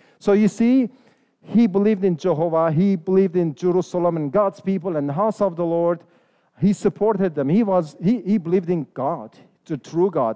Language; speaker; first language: English; non-native, fluent; Persian